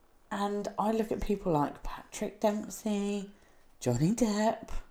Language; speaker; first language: English; native; English